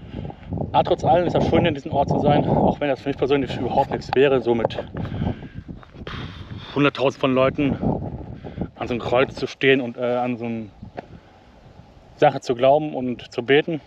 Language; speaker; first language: German; native; German